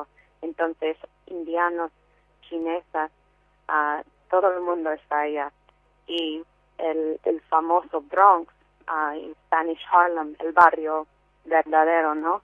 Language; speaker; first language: Spanish; non-native, fluent; English